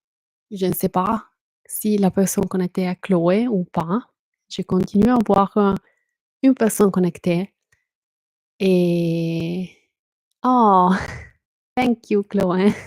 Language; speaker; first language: French; non-native, fluent; Italian